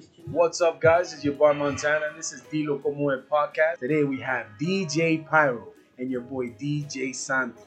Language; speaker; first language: English; early bilingual, other home language; Spanish